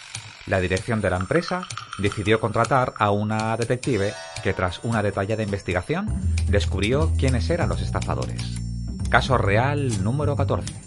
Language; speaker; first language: Spanish; native; Spanish